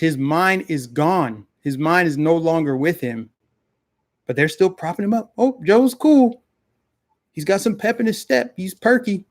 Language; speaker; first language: English; native; English